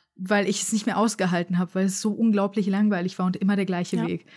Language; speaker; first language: German; native; German